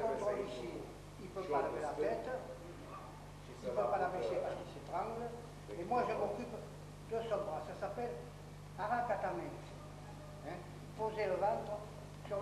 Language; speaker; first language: French; native; French